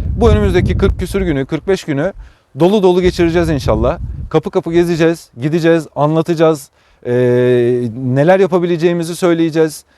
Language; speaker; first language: Turkish; native; Turkish